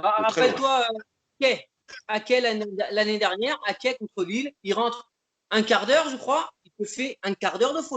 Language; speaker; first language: French; native; French